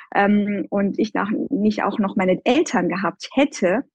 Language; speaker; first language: German; non-native, fluent; Persian